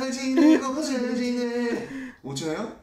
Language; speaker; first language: Korean; native; Korean